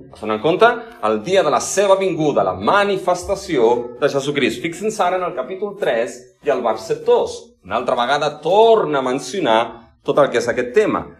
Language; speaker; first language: Catalan; non-native, local second language; Spanish